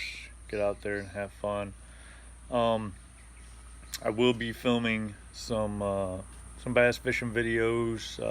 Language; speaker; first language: English; native; English